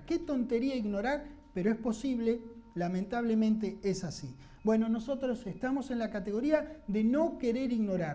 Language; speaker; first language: Spanish; native; Spanish